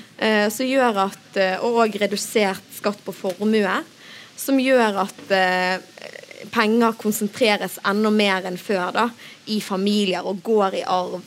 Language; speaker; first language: Norwegian; native; Norwegian